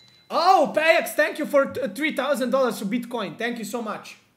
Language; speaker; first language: English; non-native, learner; Serbian